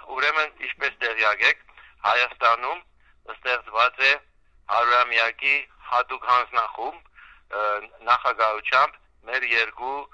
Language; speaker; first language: Armenian; early bilingual, heritage; Armenian